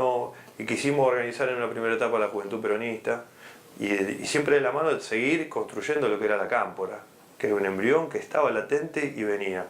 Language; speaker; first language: Spanish; native; Spanish